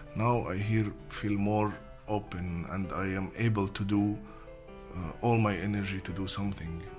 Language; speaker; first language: English; non-native, learner; Arabic